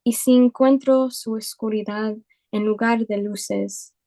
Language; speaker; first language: Spanish; early bilingual, other home language; English